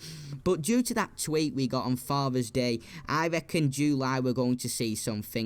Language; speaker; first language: English; native; English